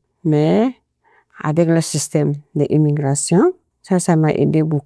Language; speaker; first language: French; non-native, fluent; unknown